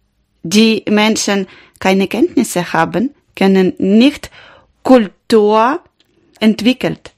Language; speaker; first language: German; non-native, learner; Ukrainian